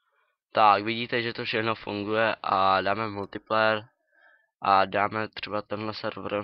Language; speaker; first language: Czech; native; Czech